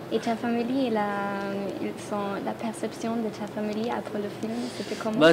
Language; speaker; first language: French; non-native, fluent; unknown